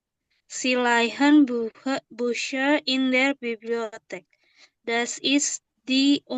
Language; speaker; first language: German; non-native, learner; Indonesian